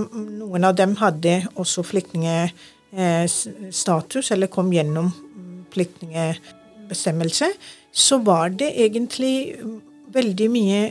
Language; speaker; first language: Norwegian; non-native, fluent; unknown